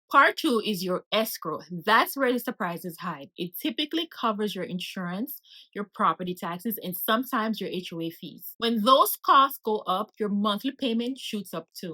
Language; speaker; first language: English; native; English